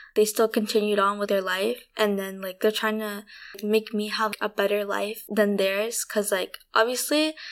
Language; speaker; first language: English; early bilingual, other home language; Vietnamese